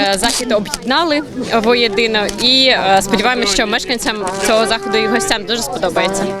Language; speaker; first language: Ukrainian; native; Ukrainian